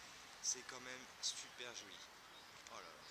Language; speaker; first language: French; native; French